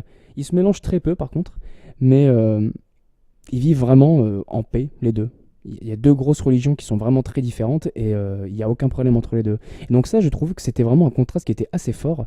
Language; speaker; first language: French; native; French